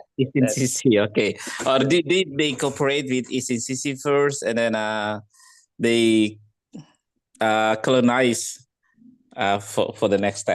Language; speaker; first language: English; non-native, fluent; Indonesian